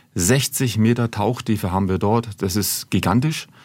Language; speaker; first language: German; native; German